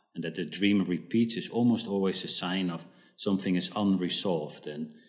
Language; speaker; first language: English; early bilingual, other home language; Dutch